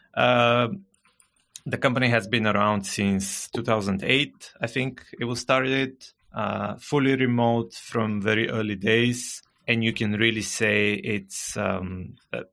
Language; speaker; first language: English; non-native, fluent; Bulgarian